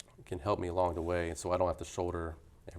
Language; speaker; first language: English; native; English